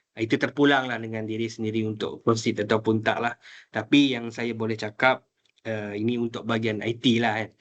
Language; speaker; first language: Malay; native; Malay